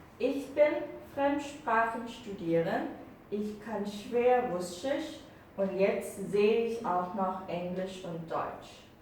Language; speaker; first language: German; non-native, fluent; Korean